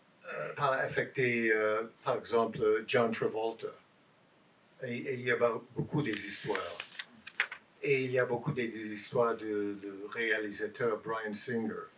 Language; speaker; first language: French; non-native, learner; English